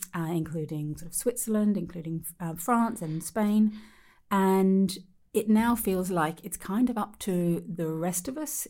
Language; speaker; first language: English; native; English